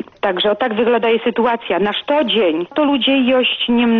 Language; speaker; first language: Polish; non-native, local second language; Belarusian